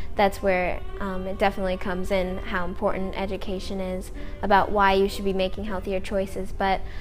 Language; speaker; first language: English; native; English